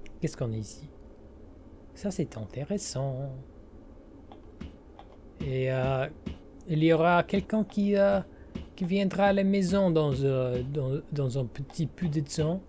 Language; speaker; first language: French; non-native, learner; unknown